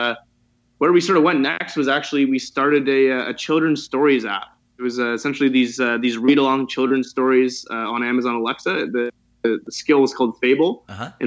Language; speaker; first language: English; native; English